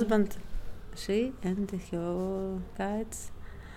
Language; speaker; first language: English; non-native, learner; Russian